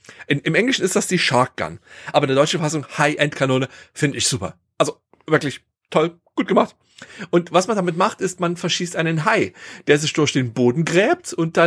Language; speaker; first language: German; native; German